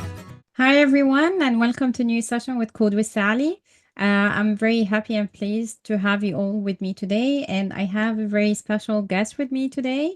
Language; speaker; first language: English; non-native, fluent; Arabic